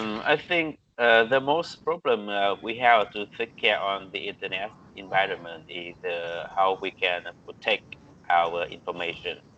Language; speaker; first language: English; non-native, learner; Vietnamese